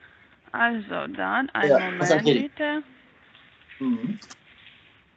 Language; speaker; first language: German; non-native, learner; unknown